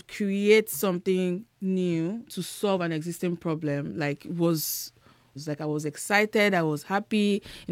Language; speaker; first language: English; non-native, local second language; Yoruba